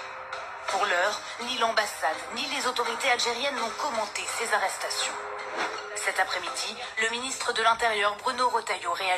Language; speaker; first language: French; native; French